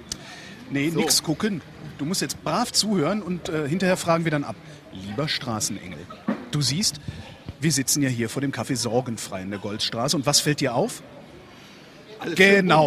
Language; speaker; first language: German; native; German